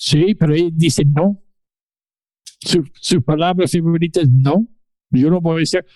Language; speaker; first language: Spanish; non-native, fluent; English